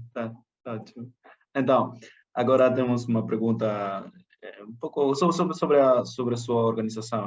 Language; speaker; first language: Portuguese; non-native, fluent; Spanish